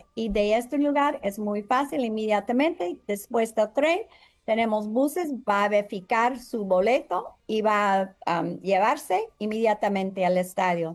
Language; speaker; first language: Spanish; non-native, fluent; English